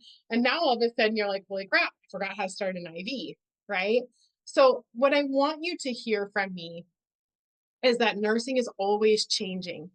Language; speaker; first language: English; native; English